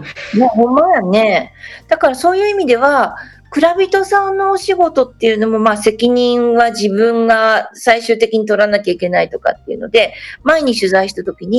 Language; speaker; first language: Japanese; native; Japanese